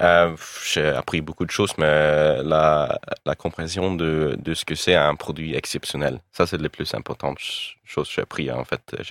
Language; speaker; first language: French; non-native, learner; Swedish